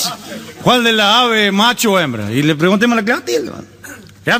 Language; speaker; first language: Spanish; native; Spanish